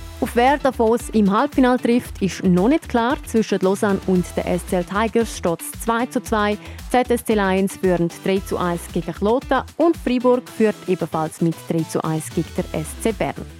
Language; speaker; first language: German; native; German